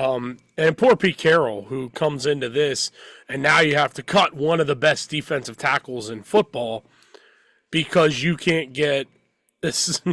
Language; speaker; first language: English; native; English